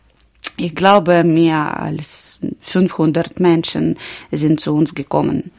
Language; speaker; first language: German; non-native, learner; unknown